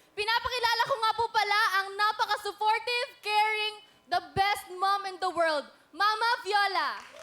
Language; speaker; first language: Filipino; native; Filipino